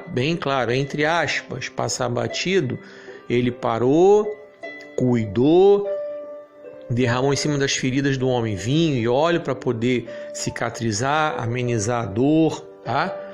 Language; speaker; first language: Portuguese; native; Portuguese